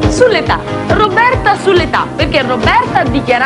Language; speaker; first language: Italian; native; Italian